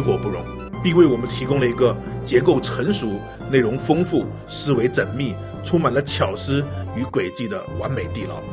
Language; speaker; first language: Chinese; native; Chinese